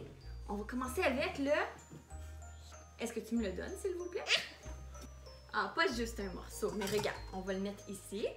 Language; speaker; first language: French; native; French